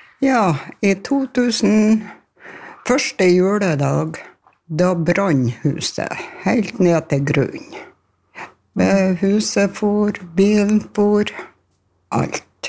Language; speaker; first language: Norwegian; native; Norwegian